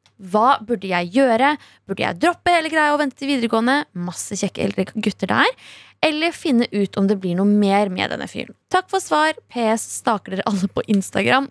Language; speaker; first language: Norwegian; early bilingual, other home language; Kurdish